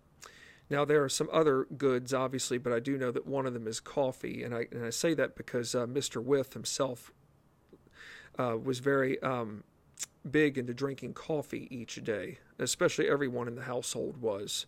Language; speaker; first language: English; native; English